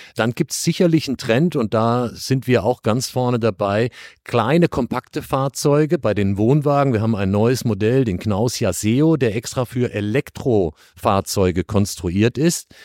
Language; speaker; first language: German; native; German